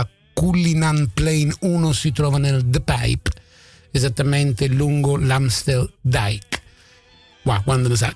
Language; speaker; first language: Italian; native; Italian